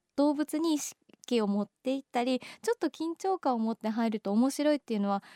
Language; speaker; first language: Japanese; native; Japanese